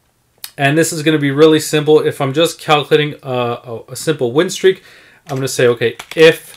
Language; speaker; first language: English; native; English